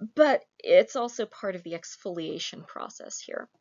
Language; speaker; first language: English; native; English